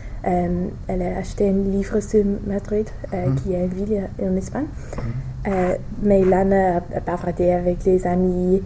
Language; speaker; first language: French; non-native, learner; English